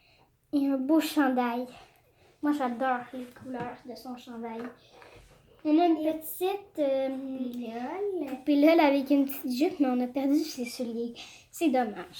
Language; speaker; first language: French; native; French